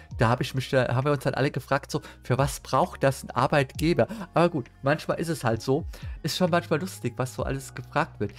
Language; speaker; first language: German; native; German